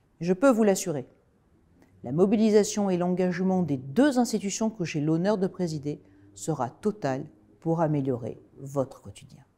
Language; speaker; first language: French; native; French